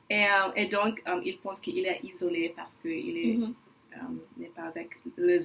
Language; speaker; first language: French; non-native, learner; English